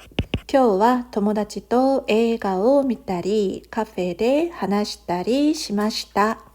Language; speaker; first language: Japanese; non-native, fluent; Korean